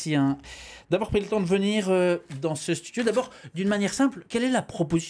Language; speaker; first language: French; native; French